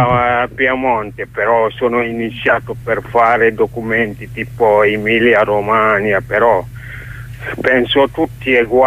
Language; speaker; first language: Italian; non-native, learner; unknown